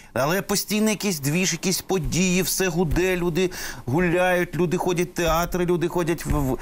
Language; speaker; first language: Ukrainian; non-native, local second language; Russian